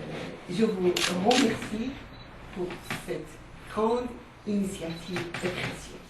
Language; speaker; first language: French; non-native, fluent; Persian